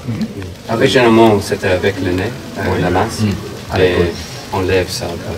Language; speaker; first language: French; non-native, learner; English